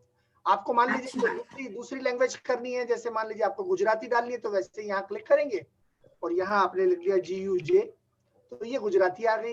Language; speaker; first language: Hindi; native; Hindi